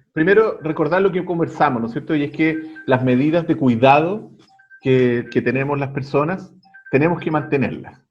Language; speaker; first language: Spanish; native; Spanish